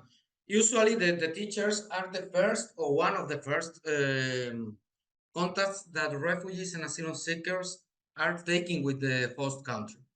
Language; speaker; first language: English; non-native, fluent; Spanish